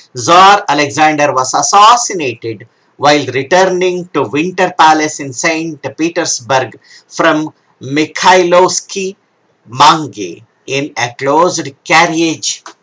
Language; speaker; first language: English; non-native, local second language; Kannada